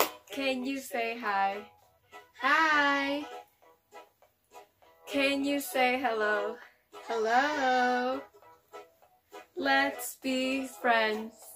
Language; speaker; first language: English; non-native, fluent; Spanish